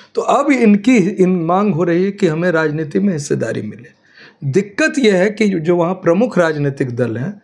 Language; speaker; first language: Hindi; native; Hindi